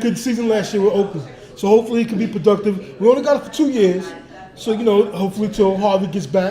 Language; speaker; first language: English; native; English